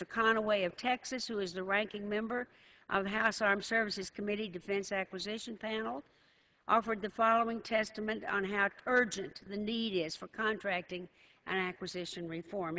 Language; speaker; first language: English; native; English